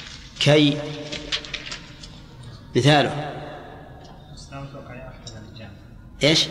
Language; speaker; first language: Arabic; native; Arabic